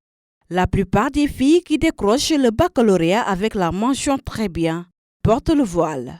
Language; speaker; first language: French; native; French